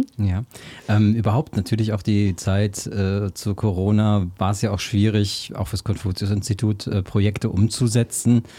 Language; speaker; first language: German; native; German